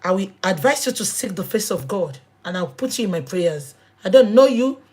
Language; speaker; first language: English; non-native, local second language; Yoruba